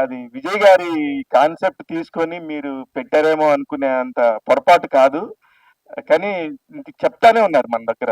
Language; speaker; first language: Telugu; native; Telugu